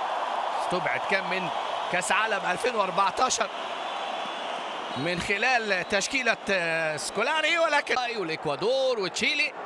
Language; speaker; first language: Arabic; native; Arabic